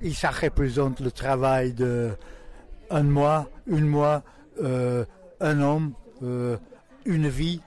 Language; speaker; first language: French; non-native, learner; English